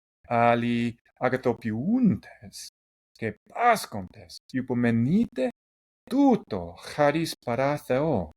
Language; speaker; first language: Greek; non-native, fluent; English